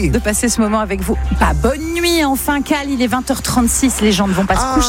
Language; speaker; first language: French; native; French